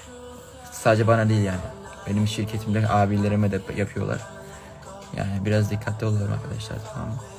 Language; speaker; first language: Turkish; early bilingual, heritage; Thai